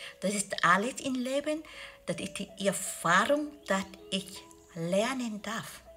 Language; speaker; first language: German; non-native, learner; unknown